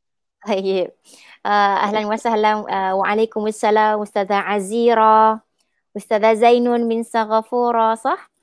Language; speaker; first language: Arabic; non-native, fluent; Malay